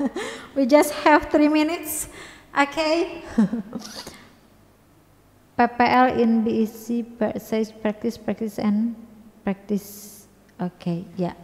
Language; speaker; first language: English; non-native, learner; Indonesian